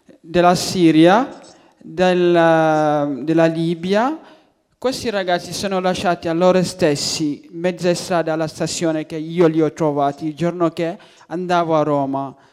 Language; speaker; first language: Italian; non-native, learner; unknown